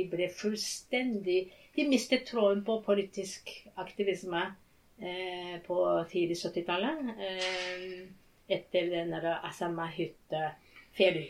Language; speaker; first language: Norwegian; non-native, fluent; Japanese